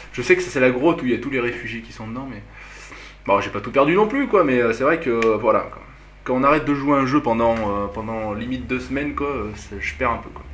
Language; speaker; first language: French; native; French